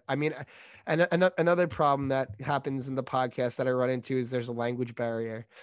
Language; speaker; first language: English; native; English